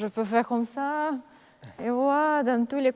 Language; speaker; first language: French; non-native, learner; Russian